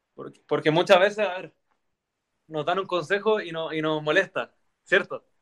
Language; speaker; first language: Spanish; native; Spanish